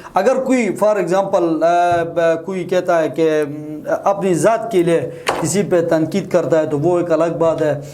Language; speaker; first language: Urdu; non-native, local second language; Shina